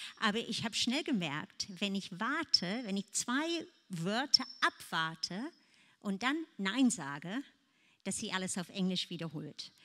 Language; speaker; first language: German; non-native, fluent; English